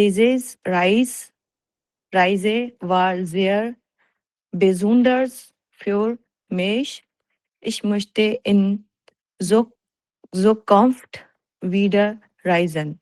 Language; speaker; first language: German; non-native, learner; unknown